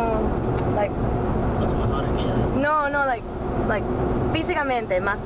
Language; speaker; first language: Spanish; non-native, learner; English